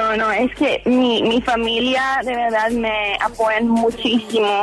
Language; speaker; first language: Spanish; early bilingual, heritage; Hebrew